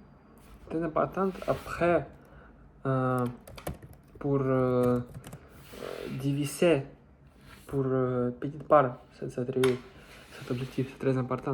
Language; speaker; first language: French; non-native, learner; Russian